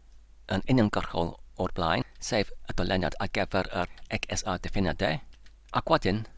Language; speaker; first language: Welsh; non-native, local second language; English